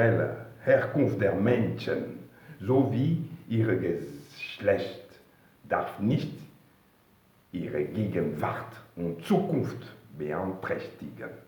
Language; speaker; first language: German; non-native, fluent; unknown